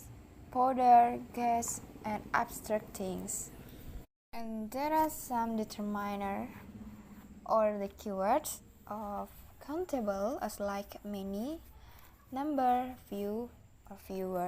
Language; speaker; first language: English; non-native, learner; Indonesian